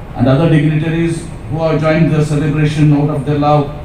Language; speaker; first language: English; non-native, local second language; Kannada